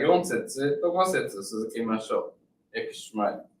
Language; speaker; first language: Japanese; non-native, learner; English